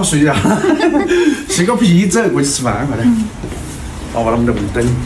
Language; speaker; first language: Chinese; native; Chinese